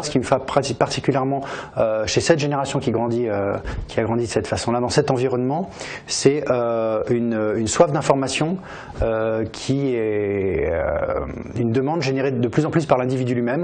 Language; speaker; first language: French; native; French